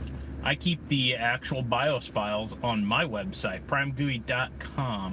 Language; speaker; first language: English; native; English